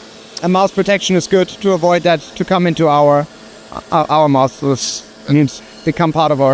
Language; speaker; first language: English; non-native, fluent; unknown